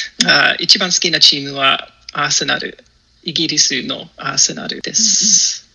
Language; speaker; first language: Japanese; non-native, learner; English